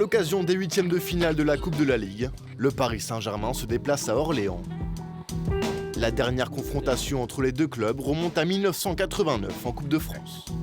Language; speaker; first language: French; native; French